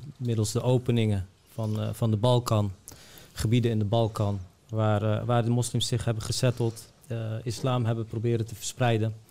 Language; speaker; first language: Dutch; early bilingual, other home language; Bosnian